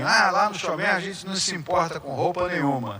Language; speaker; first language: Portuguese; native; Portuguese